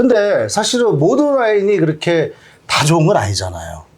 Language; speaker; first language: Korean; native; Korean